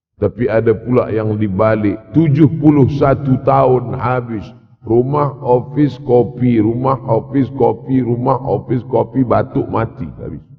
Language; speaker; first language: Malay; native; Malay